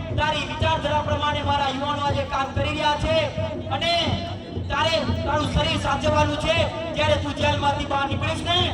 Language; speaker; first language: Gujarati; non-native, local second language; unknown